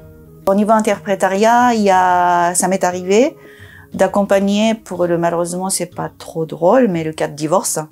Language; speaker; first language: French; non-native, fluent; Japanese